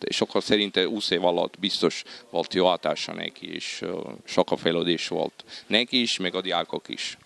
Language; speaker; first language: Hungarian; non-native, fluent; Italian